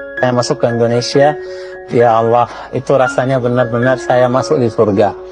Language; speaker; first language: Indonesian; non-native, fluent; Arabic